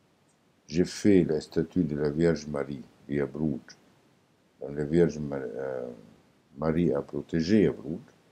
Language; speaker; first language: French; non-native, learner; Arabic